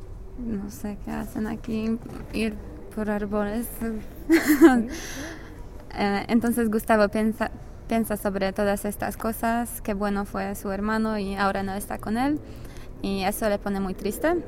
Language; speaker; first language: Spanish; non-native, learner; English